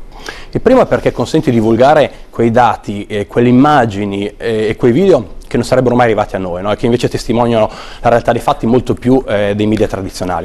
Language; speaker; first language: Italian; native; Italian